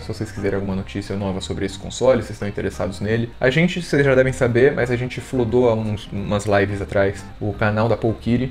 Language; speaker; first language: Portuguese; native; Portuguese